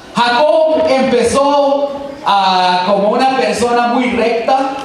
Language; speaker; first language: Spanish; early bilingual, heritage; Spanish